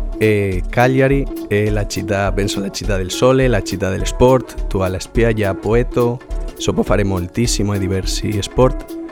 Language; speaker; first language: Italian; non-native, learner; Spanish